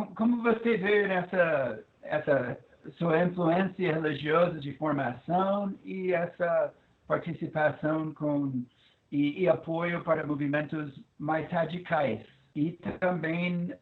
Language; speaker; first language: Portuguese; non-native, fluent; English